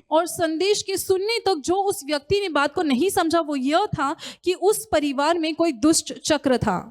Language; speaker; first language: Hindi; native; Hindi